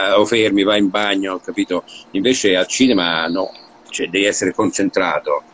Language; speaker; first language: Italian; early bilingual, heritage; Italian